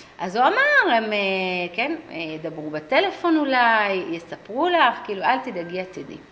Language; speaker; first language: Hebrew; early bilingual, other home language; English